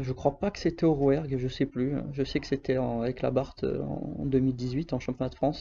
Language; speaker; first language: French; native; French